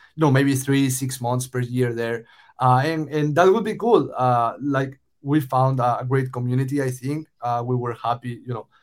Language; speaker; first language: English; non-native, fluent; Spanish